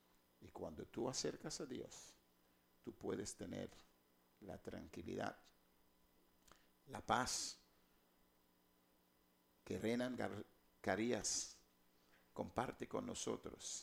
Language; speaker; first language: Spanish; non-native, fluent; English